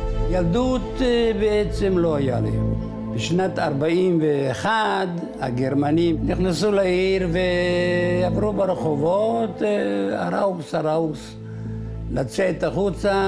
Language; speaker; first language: Hebrew; non-native, fluent; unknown